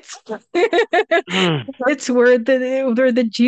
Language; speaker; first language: English; native; English